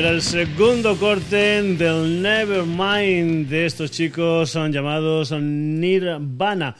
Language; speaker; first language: Spanish; native; Spanish